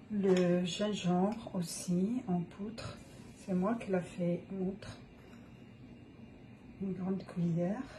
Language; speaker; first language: French; non-native, local second language; Arabic